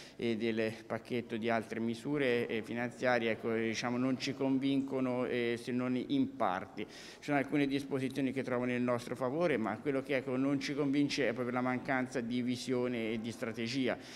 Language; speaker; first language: Italian; native; Italian